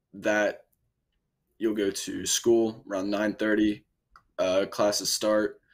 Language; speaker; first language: English; native; English